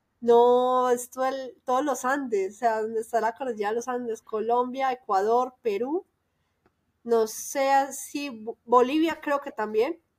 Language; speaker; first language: Spanish; native; Spanish